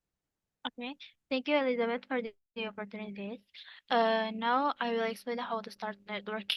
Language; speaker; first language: English; non-native, learner; Indonesian